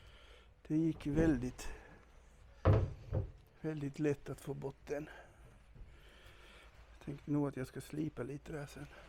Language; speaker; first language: Swedish; native; Swedish